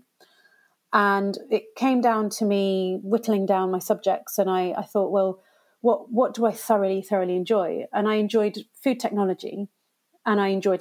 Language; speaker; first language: English; native; English